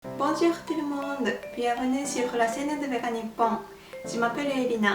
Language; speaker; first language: French; non-native, fluent; Japanese